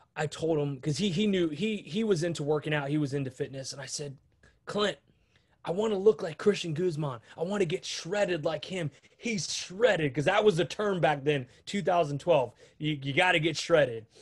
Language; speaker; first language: English; native; English